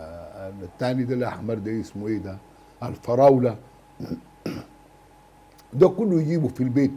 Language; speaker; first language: Arabic; native; Arabic